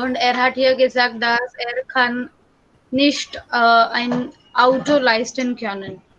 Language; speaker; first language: German; non-native, learner; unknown